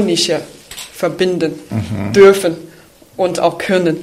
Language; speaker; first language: German; non-native, fluent; Chinese